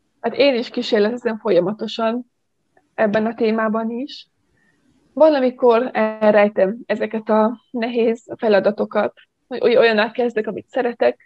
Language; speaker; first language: Hungarian; native; Hungarian